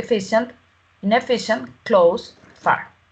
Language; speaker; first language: English; non-native, learner; Spanish